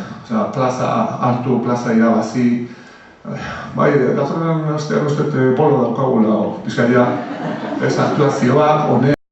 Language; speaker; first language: Basque; native; Basque